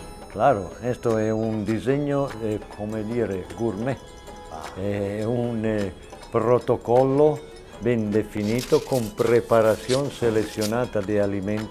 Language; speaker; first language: Spanish; non-native, learner; Italian